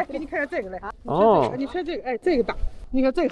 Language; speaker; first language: Chinese; native; Chinese